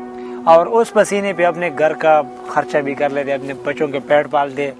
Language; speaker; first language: Urdu; non-native, local second language; Pashto